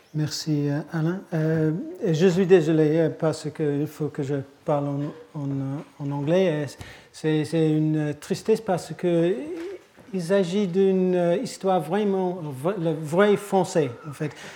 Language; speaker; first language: French; non-native, fluent; English